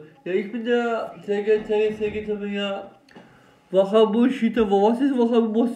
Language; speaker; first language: German; non-native, learner; Turkish